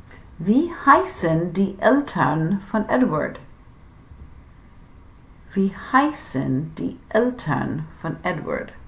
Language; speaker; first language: German; non-native, fluent; English